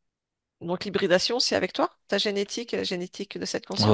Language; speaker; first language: French; native; French